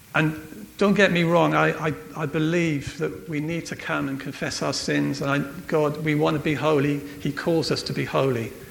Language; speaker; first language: English; native; English